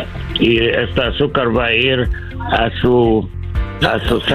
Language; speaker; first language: Spanish; non-native, learner; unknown